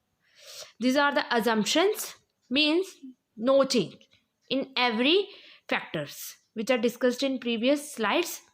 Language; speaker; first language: English; non-native, local second language; Hindi